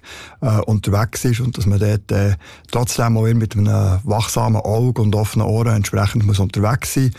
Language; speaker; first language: German; native; German